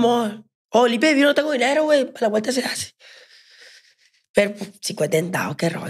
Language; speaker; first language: Spanish; native; Spanish